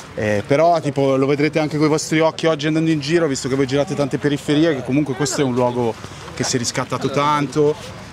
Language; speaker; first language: Italian; native; Italian